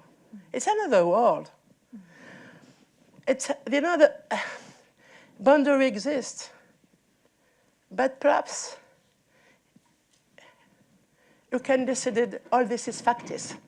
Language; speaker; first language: English; non-native, learner; French